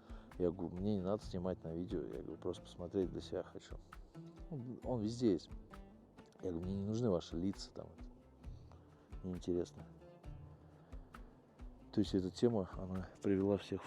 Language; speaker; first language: Russian; native; Russian